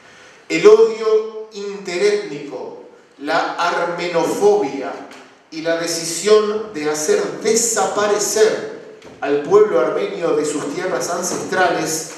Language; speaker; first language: Spanish; native; Spanish